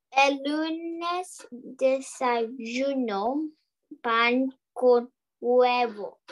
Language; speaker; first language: Spanish; non-native, learner; English